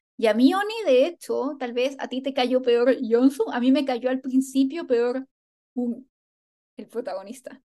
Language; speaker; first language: Spanish; native; Spanish